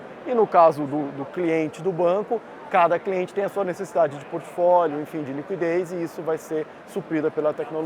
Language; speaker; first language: Portuguese; native; Portuguese